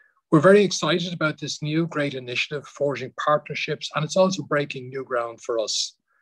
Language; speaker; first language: English; native; English